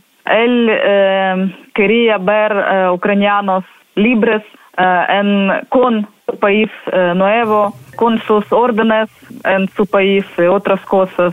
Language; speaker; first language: Spanish; non-native, learner; Ukrainian